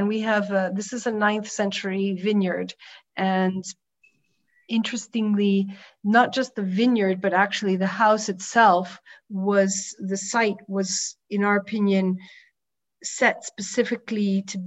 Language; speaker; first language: English; native; English